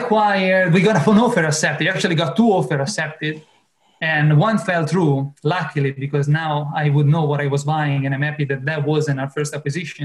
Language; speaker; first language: English; non-native, fluent; Italian